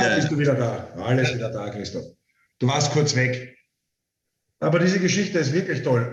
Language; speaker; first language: German; native; German